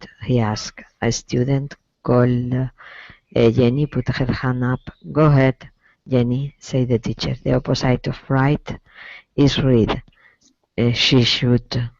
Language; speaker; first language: English; non-native, learner; Spanish